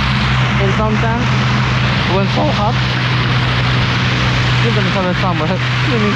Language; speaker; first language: English; non-native, learner; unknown